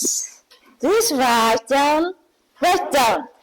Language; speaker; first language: English; non-native, learner; Mongolian